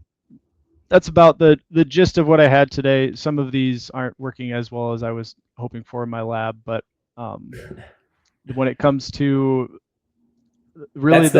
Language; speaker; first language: English; native; English